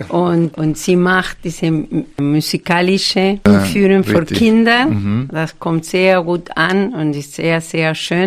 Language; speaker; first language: German; non-native, fluent; Spanish